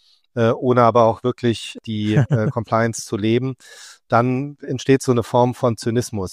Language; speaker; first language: German; native; German